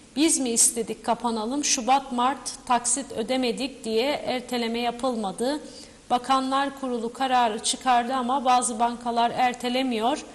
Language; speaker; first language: Turkish; native; Turkish